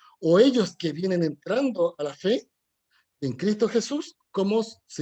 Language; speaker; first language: Spanish; native; Spanish